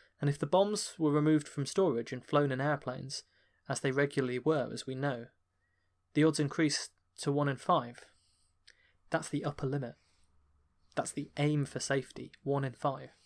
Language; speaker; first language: English; native; English